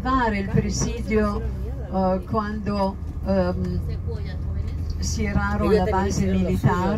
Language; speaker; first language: Spanish; non-native, fluent; Italian